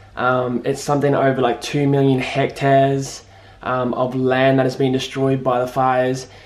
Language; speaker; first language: English; native; English